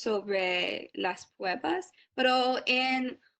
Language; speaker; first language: Spanish; non-native, learner; English